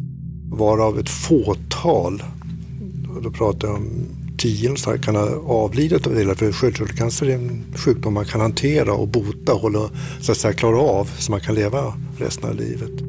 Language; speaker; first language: Swedish; native; Swedish